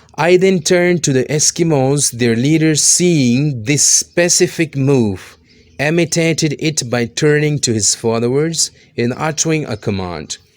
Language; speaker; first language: English; non-native, local second language; Urdu